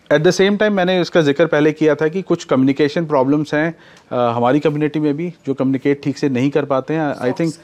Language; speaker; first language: Hindi; native; Hindi